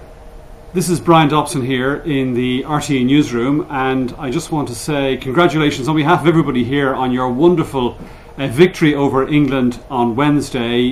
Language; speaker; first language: English; native; English